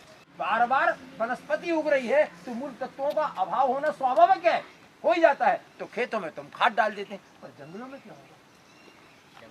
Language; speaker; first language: Hindi; native; Hindi